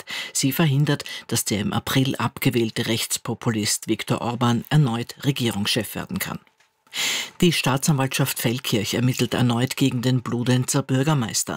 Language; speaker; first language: German; native; German